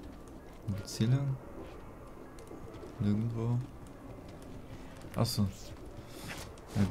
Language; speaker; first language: German; native; German